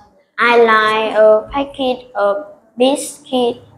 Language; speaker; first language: English; non-native, learner; Vietnamese